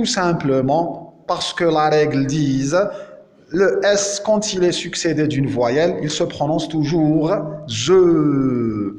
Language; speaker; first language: French; non-native, local second language; Arabic